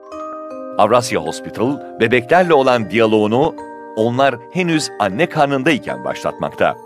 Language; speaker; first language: Turkish; native; Turkish